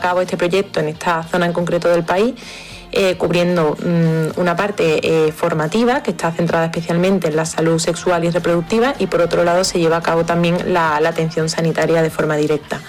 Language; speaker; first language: Spanish; native; Spanish